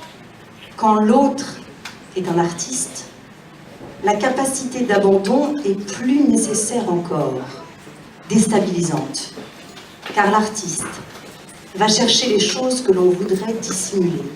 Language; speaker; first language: French; native; French